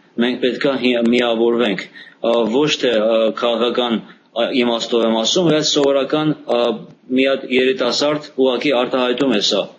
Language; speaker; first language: Armenian; early bilingual, heritage; Armenian